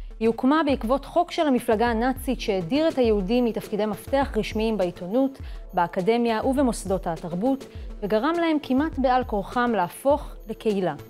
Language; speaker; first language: Hebrew; native; Hebrew